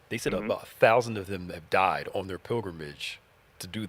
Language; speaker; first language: English; native; English